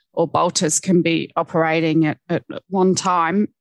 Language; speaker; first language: English; native; English